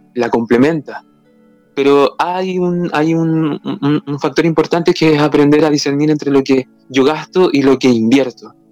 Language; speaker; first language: Spanish; native; Spanish